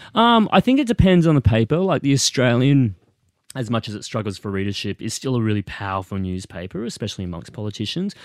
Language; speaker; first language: English; native; English